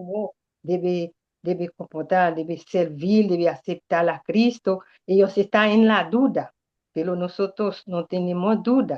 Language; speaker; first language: Spanish; non-native, learner; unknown